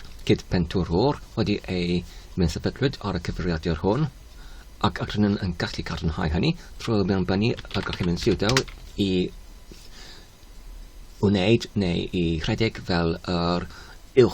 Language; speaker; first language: Welsh; non-native, fluent; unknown